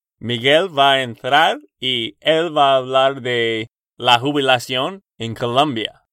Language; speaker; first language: Spanish; non-native, learner; English